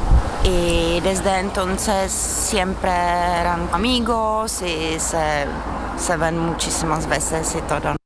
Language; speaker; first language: Spanish; non-native, learner; Czech